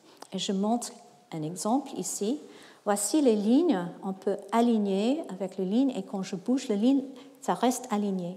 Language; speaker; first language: French; non-native, fluent; English